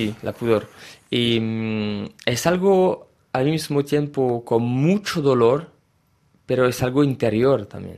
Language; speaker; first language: Spanish; early bilingual, heritage; French